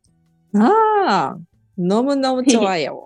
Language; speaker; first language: Korean; non-native, learner; Japanese